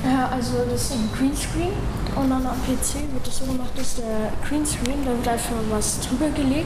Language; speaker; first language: German; native; German